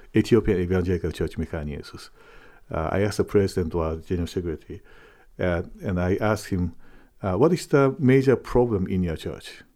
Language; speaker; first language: English; non-native, fluent; Japanese